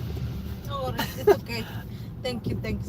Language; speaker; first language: English; non-native, learner; Spanish